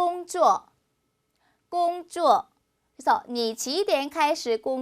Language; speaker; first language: Chinese; non-native, fluent; Korean